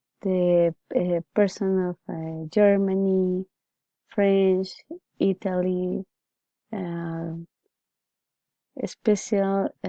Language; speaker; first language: English; non-native, learner; Spanish